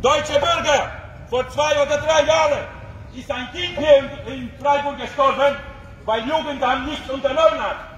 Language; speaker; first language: German; non-native, fluent; Romanian